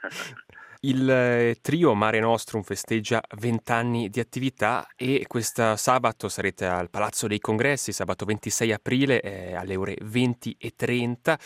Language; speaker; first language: Italian; native; Italian